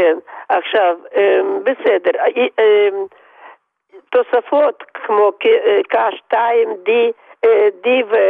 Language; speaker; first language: Hebrew; non-native, fluent; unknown